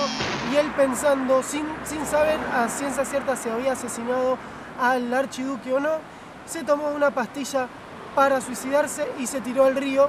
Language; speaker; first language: Spanish; native; Spanish